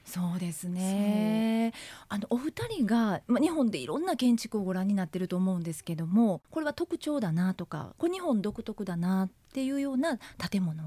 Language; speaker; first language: Japanese; native; Japanese